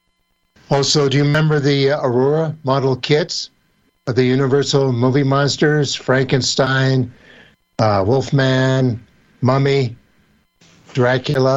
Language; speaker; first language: English; native; English